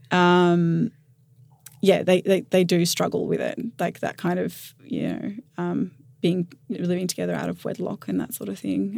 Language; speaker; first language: English; native; English